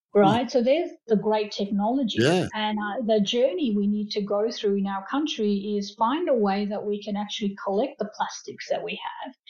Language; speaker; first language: English; early bilingual, other home language; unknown